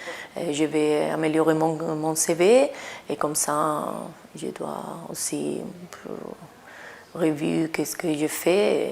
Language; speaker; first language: French; non-native, fluent; Spanish